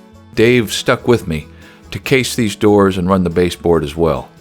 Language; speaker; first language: English; native; English